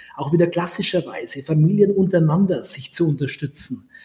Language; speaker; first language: German; native; German